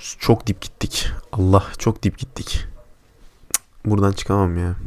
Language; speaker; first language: Turkish; native; Turkish